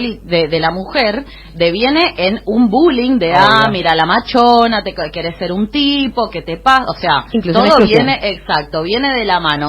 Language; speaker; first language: Spanish; native; Spanish